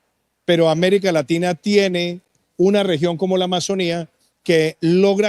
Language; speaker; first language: Spanish; native; Spanish